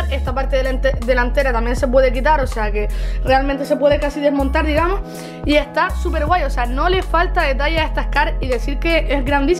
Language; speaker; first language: Spanish; native; Spanish